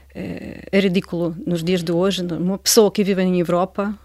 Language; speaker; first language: Portuguese; non-native, fluent; Ukrainian